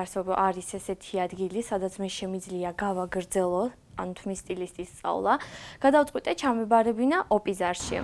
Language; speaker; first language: Georgian; non-native, local second language; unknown